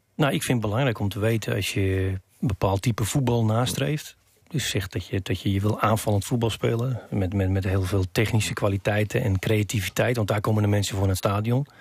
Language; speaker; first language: Dutch; native; Dutch